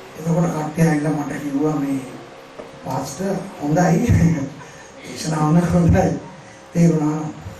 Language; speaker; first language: Sinhala; non-native, local second language; Tamil